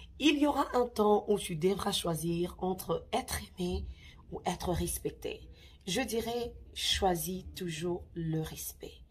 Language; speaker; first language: French; non-native, local second language; Lingala